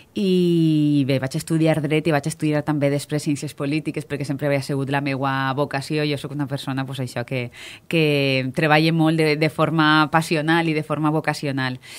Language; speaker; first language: Catalan; native; Catalan